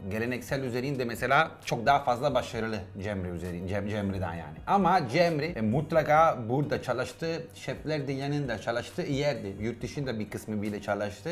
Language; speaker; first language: Turkish; non-native, fluent; Italian